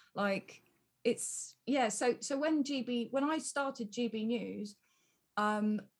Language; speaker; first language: English; native; English